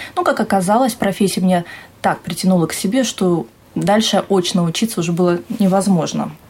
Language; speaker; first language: Russian; native; Russian